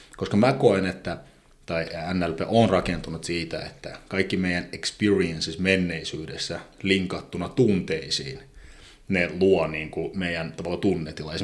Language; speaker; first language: Finnish; non-native, fluent; Azerbaijani